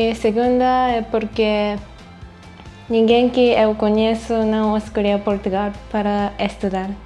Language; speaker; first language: Portuguese; non-native, learner; Japanese